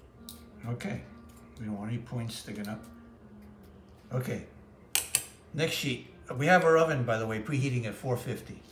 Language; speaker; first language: English; native; English